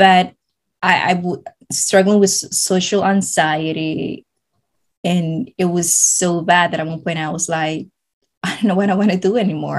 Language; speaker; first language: English; non-native, fluent; Spanish